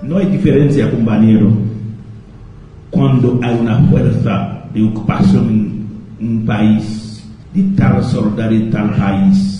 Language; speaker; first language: Spanish; non-native, local second language; Haitian Creole